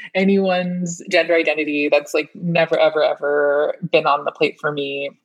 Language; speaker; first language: English; early bilingual, other home language; Persian